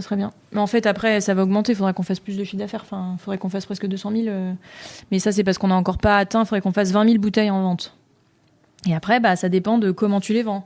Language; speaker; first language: French; native; French